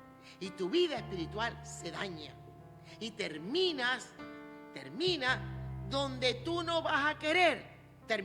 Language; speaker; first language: Spanish; native; Spanish